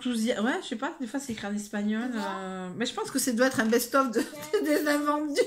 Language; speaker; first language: French; native; French